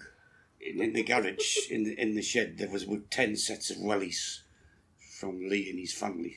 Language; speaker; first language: English; native; English